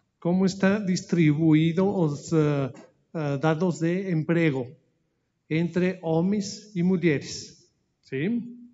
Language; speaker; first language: Portuguese; non-native, learner; Spanish